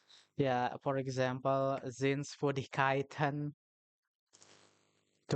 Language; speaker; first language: English; non-native, learner; Indonesian